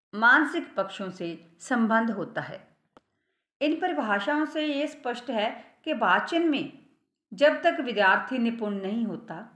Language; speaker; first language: Hindi; non-native, local second language; Punjabi